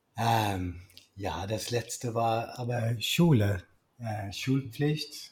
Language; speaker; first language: German; non-native, learner; Swedish